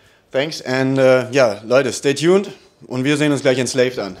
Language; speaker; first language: German; native; German